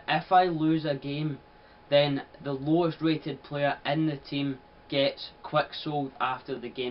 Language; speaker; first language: English; native; English